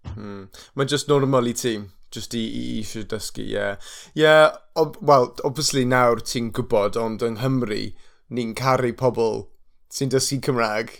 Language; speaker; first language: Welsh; non-native, learner; English